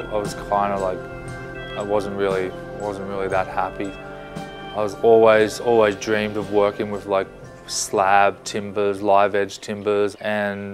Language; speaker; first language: English; native; English